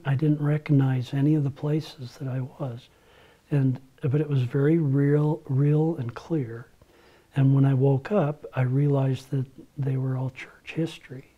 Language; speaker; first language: English; native; English